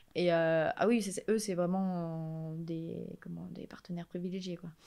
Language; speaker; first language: French; native; French